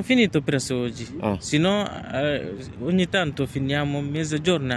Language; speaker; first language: Italian; non-native, learner; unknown